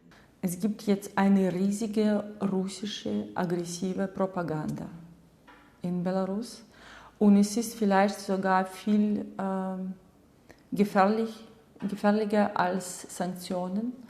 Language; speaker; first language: German; non-native, fluent; Russian